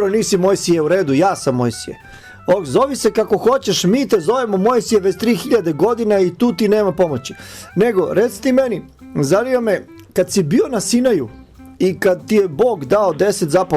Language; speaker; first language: Bosnian; native; Bosnian